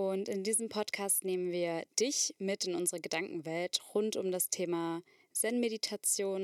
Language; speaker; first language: German; native; German